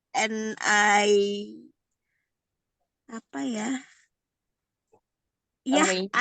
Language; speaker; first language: English; non-native, learner; Indonesian